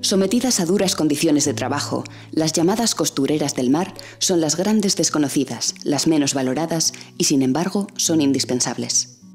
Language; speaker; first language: Spanish; native; Spanish